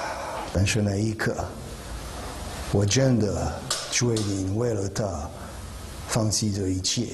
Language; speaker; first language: Chinese; non-native, learner; French